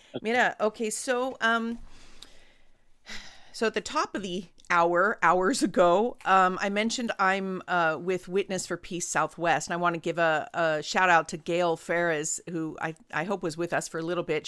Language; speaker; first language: English; native; English